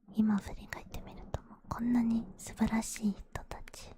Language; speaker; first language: Japanese; non-native, fluent; English